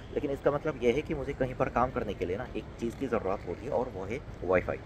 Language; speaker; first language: Hindi; non-native, fluent; Korean